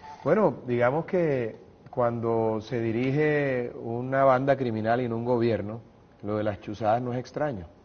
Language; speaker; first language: Spanish; native; Spanish